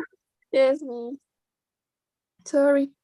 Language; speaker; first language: English; non-native, learner; Spanish